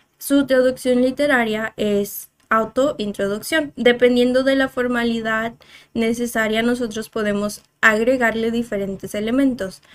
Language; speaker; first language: Spanish; native; Spanish